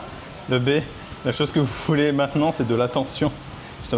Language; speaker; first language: French; native; French